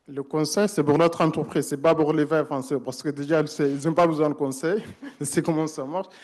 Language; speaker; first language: French; non-native, learner; Arabic